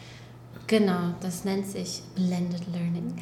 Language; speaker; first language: German; native; German